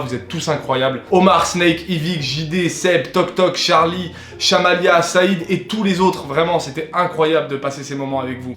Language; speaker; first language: French; native; French